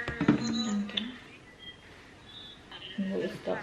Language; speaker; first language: German; non-native, learner; Filipino